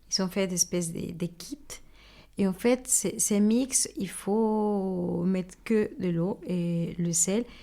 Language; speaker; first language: French; non-native, fluent; Spanish